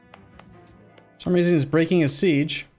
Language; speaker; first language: English; native; English